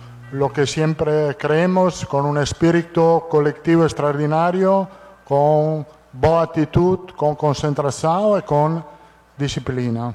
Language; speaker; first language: Portuguese; non-native, fluent; Italian